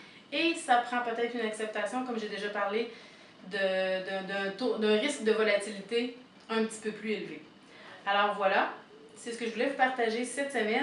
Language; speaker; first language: French; native; French